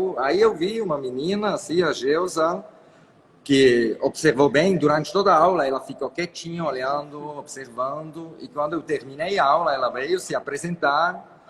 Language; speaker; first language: Portuguese; non-native, fluent; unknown